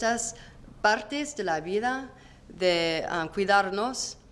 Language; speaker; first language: Spanish; non-native, learner; English